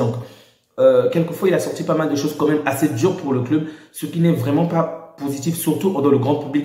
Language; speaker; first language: French; native; French